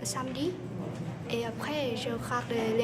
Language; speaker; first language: French; non-native, learner; Vietnamese